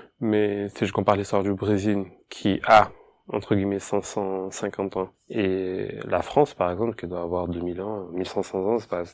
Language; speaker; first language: French; non-native, fluent; Portuguese